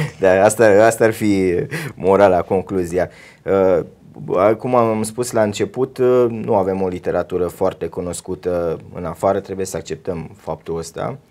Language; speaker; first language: Romanian; native; Romanian